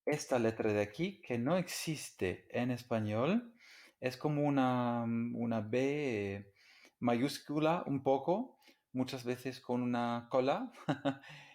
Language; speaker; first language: Spanish; non-native, fluent; English